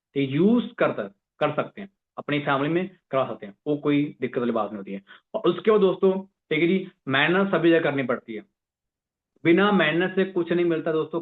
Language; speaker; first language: Hindi; non-native, local second language; Punjabi